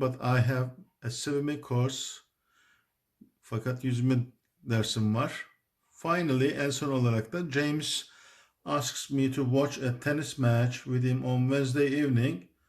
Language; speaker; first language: English; non-native, fluent; Turkish